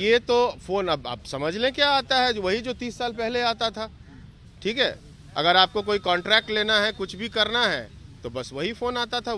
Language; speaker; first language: Hindi; native; Hindi